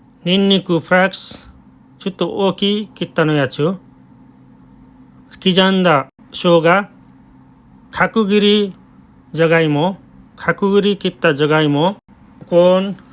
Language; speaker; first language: Japanese; non-native, learner; Nepali